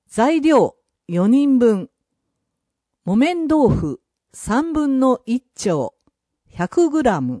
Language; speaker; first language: Japanese; native; Japanese